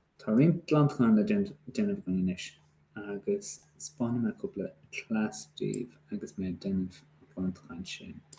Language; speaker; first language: Irish; native; Irish